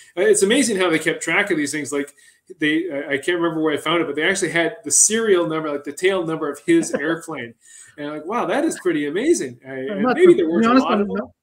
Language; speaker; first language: English; native; English